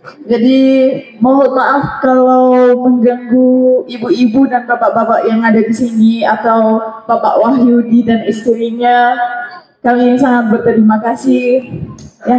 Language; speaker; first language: Indonesian; non-native, fluent; Arabic